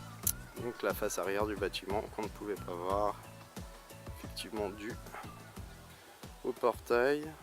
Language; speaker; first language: French; native; French